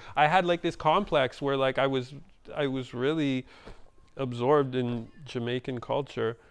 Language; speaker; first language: English; native; English